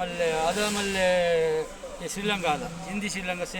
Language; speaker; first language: Arabic; non-native, learner; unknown